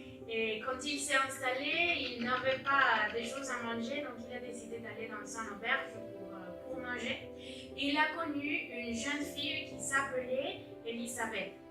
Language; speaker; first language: French; non-native, learner; Spanish